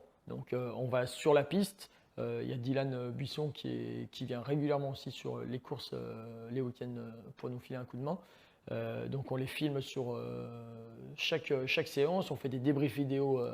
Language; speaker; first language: French; native; French